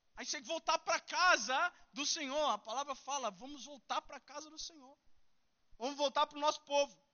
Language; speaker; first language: Portuguese; early bilingual, heritage; Portuguese